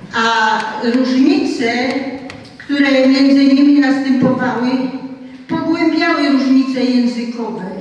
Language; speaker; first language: Polish; native; Polish